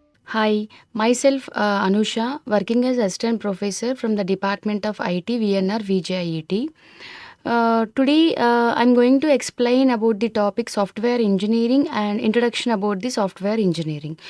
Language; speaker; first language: English; non-native, local second language; Telugu